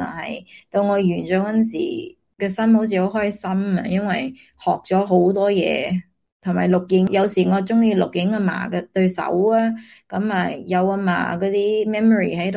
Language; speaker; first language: Cantonese; early bilingual, heritage; Cantonese